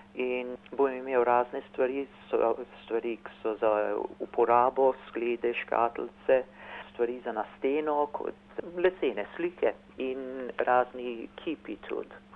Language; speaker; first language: Slovenian; early bilingual, heritage; Slovenian